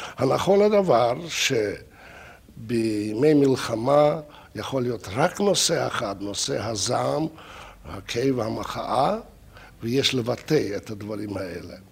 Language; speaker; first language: Hebrew; non-native, fluent; Russian